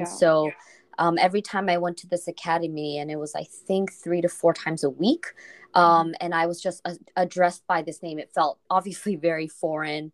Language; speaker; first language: English; non-native, fluent; Korean